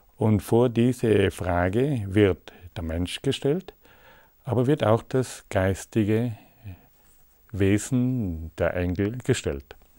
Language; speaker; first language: German; native; German